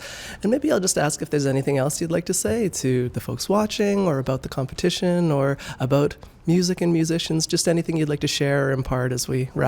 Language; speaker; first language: English; native; English